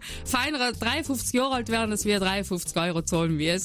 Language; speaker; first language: German; native; German